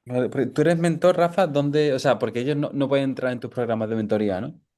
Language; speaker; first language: Spanish; native; Spanish